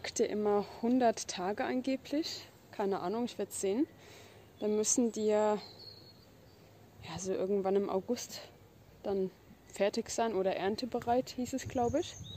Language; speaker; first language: German; native; German